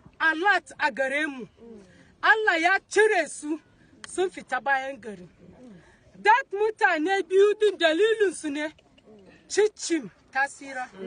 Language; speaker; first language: Hausa; non-native, local second language; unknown